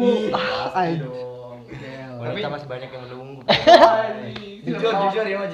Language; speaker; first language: Malay; native; Malay